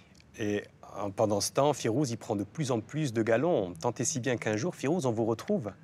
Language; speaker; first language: French; native; French